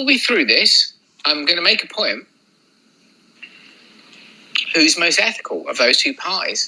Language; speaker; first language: English; native; English